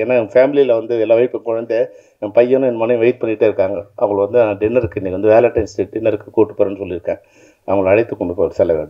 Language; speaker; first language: Tamil; native; Tamil